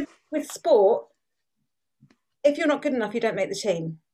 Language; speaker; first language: English; native; English